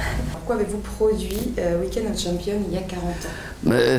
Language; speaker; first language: French; native; French